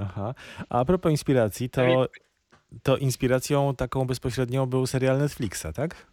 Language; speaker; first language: Polish; native; Polish